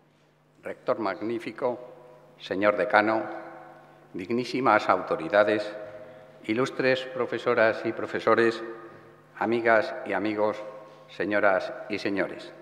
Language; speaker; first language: Spanish; native; Spanish